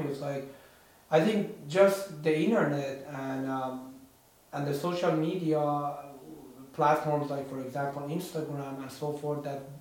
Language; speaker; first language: English; non-native, fluent; Persian